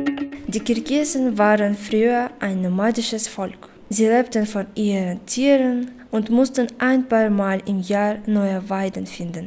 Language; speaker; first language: German; non-native, learner; Kyrgyz